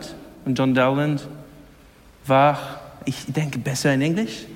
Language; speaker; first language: German; non-native, learner; English